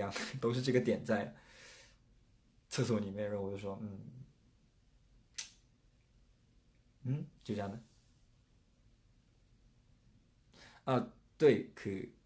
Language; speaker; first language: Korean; non-native, fluent; Chinese